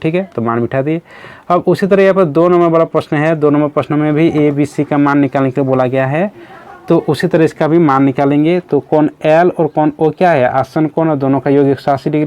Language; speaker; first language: Hindi; native; Hindi